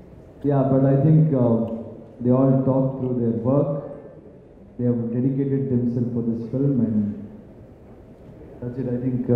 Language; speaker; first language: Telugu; non-native, learner; Kannada